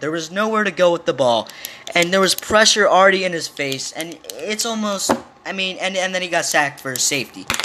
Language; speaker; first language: English; native; English